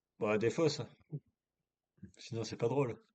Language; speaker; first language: French; native; French